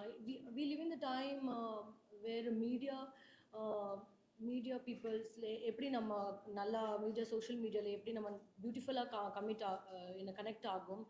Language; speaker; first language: Tamil; non-native, learner; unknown